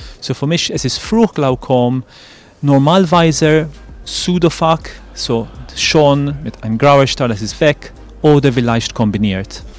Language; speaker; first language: German; non-native, fluent; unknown